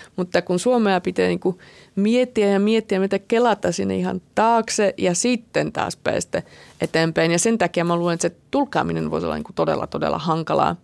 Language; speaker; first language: Finnish; non-native, fluent; Slovak